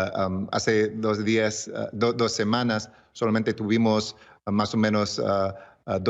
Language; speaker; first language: Spanish; early bilingual, heritage; English